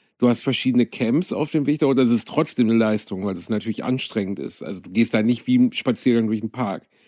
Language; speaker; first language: German; native; German